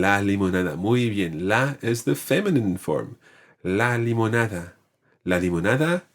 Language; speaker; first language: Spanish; non-native, fluent; English